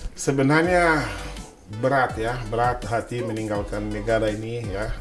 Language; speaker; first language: Indonesian; non-native, fluent; Portuguese